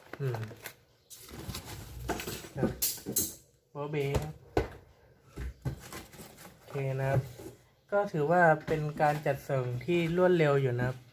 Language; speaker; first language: Thai; native; Thai